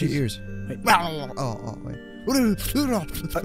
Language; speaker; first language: English; native; English